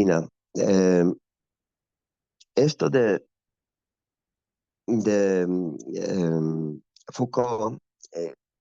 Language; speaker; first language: Spanish; non-native, fluent; Polish